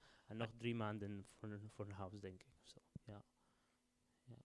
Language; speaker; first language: Dutch; non-native, learner; Arabic